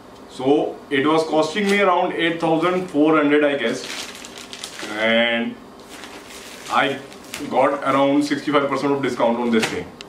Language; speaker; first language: English; non-native, local second language; Punjabi